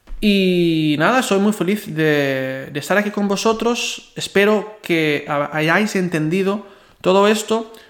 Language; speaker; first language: Spanish; non-native, local second language; Catalan